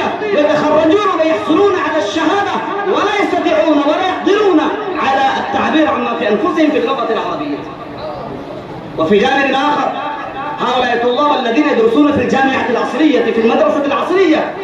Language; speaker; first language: Arabic; non-native, fluent; Urdu